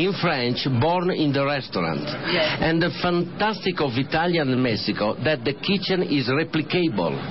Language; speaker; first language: English; non-native, learner; Italian